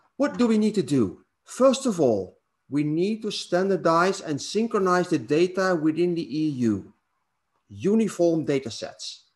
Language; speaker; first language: English; non-native, fluent; Dutch